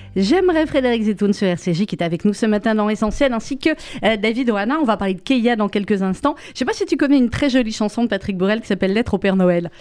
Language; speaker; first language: French; native; French